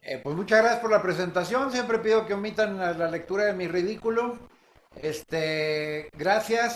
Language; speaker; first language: Spanish; native; Spanish